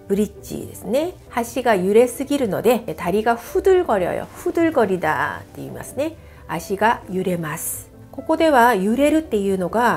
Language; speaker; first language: Japanese; non-native, fluent; Korean